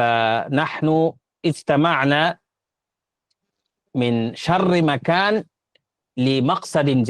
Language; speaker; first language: Arabic; non-native, fluent; Bangla